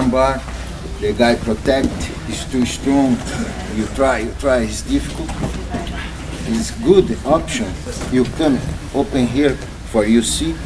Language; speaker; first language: English; non-native, learner; Portuguese